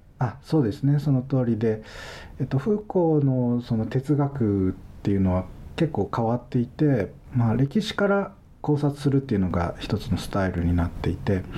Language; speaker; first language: Japanese; native; Japanese